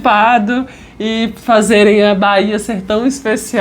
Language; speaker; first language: Portuguese; native; Portuguese